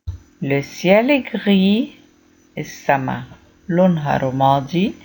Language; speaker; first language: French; non-native, fluent; Arabic